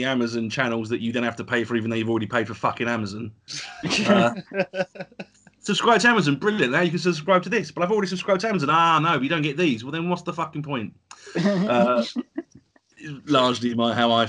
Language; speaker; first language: English; native; English